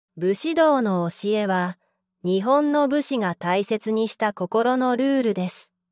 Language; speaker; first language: Japanese; native; Japanese